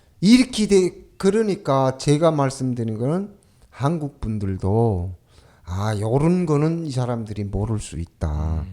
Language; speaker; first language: Korean; native; Korean